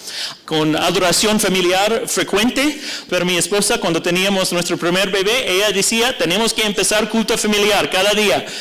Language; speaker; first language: Spanish; non-native, fluent; English